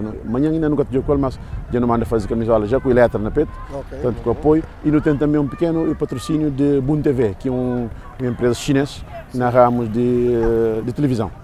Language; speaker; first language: Portuguese; non-native, local second language; Kabuverdianu